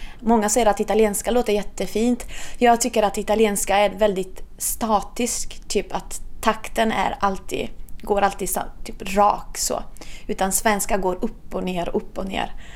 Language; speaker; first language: Swedish; non-native, fluent; Italian